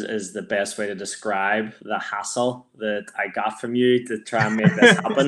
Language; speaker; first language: English; native; English